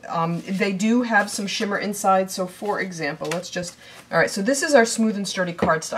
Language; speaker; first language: English; native; English